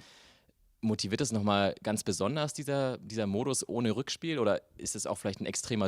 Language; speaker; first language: German; native; German